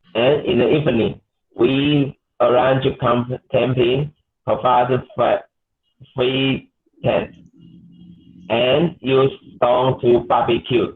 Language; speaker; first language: English; non-native, learner; Chinese